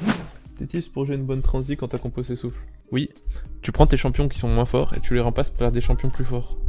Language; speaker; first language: French; native; French